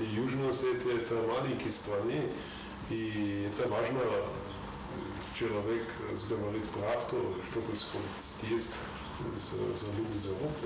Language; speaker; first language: Russian; non-native, learner; German